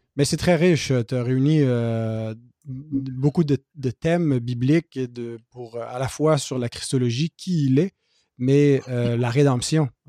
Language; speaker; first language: French; native; French